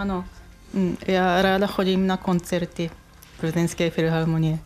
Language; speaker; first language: Czech; non-native, fluent; Japanese